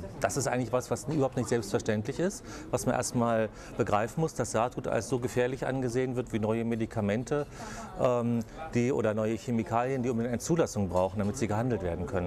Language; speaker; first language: German; native; German